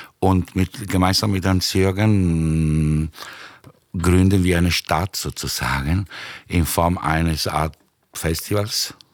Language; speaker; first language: German; non-native, fluent; Italian